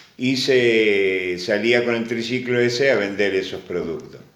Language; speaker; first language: Spanish; early bilingual, other home language; Greek